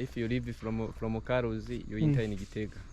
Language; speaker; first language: English; non-native, learner; Rundi